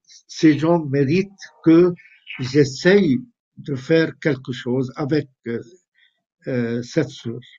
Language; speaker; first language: French; non-native, fluent; Arabic